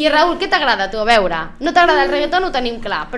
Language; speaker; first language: Catalan; native; Catalan